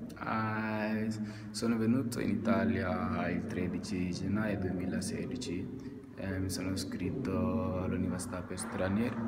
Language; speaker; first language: Italian; non-native, learner; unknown